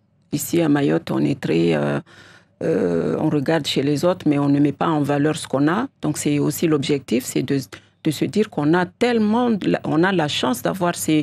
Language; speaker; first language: French; non-native, local second language; Comorian